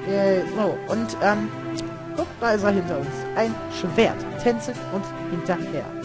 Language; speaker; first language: German; native; German